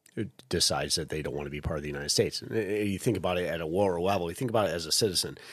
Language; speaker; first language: English; native; English